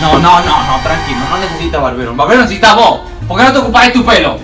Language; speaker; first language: Spanish; native; Spanish